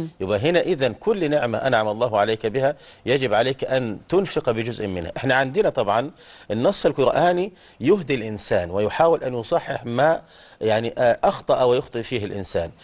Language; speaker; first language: Arabic; native; Arabic